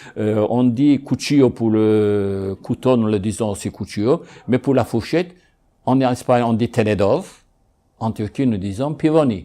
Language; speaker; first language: French; non-native, local second language; Ladino